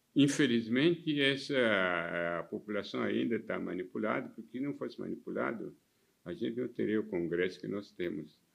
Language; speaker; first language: Portuguese; non-native, fluent; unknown